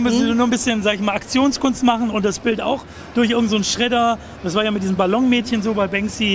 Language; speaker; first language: German; native; German